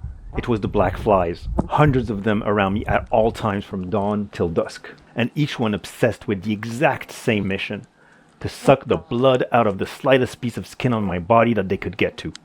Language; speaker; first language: English; non-native, local second language; French